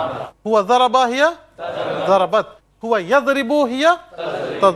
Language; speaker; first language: Arabic; non-native, fluent; Urdu